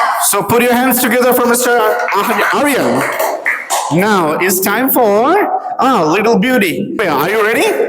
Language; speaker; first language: English; non-native, local second language; Bangla